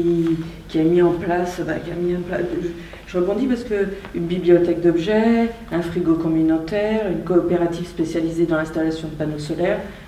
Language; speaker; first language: French; native; French